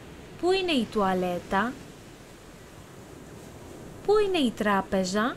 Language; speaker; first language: Greek; non-native, fluent; Turkish